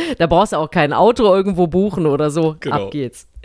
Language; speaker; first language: German; native; German